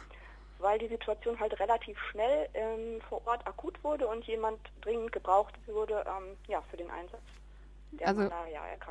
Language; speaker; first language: German; native; German